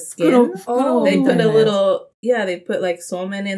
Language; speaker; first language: English; native; English